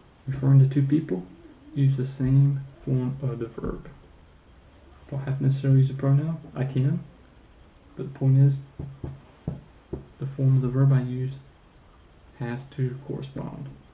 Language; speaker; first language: English; native; English